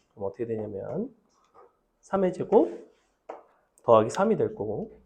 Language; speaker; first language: Korean; native; Korean